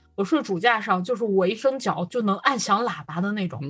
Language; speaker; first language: Chinese; native; Chinese